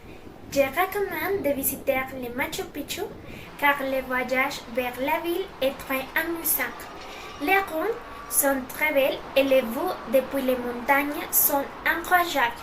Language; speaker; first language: French; non-native, learner; Spanish